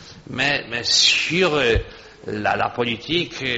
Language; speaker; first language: French; non-native, fluent; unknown